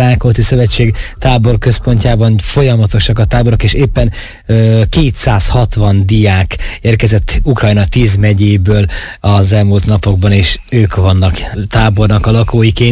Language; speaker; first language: Hungarian; native; Hungarian